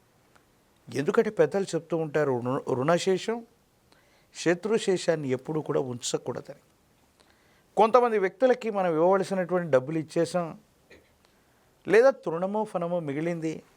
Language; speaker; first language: Telugu; native; Telugu